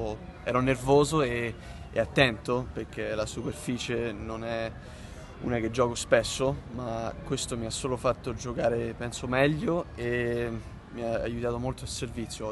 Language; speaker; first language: Italian; early bilingual, heritage; English